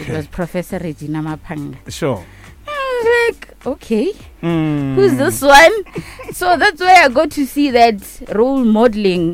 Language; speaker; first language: English; non-native, local second language; Northern Sotho